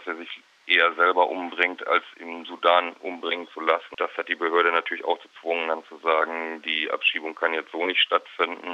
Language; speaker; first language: German; native; German